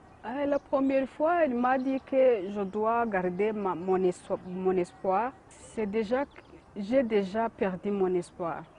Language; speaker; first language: French; non-native, learner; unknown